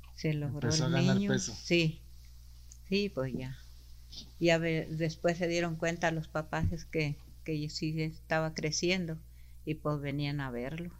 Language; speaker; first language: Spanish; non-native, local second language; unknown